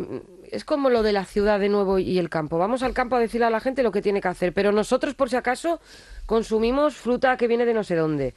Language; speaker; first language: Spanish; native; Spanish